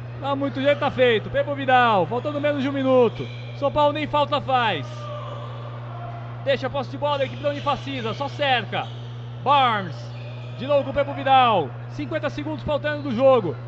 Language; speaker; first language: Portuguese; native; Portuguese